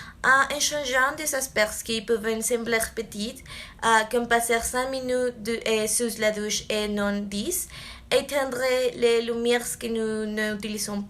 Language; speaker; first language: French; non-native, learner; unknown